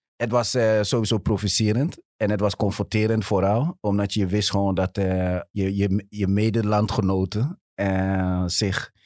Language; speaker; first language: Dutch; early bilingual, other home language; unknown